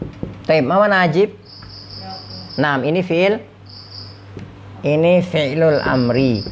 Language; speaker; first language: Arabic; non-native, fluent; Indonesian